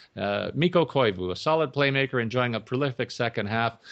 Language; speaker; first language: English; native; English